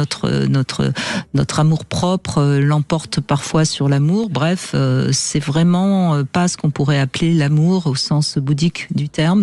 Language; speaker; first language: French; native; French